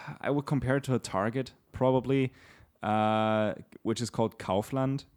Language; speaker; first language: English; non-native, fluent; German